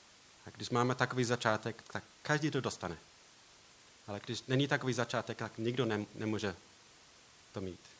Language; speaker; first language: Czech; non-native, learner; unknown